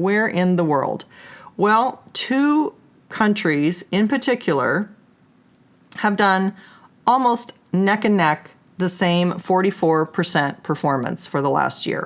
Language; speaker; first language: English; native; English